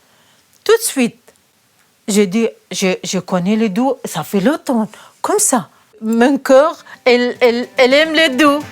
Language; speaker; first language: French; non-native, learner; Kurdish